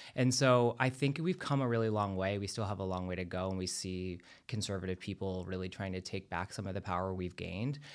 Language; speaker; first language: English; native; English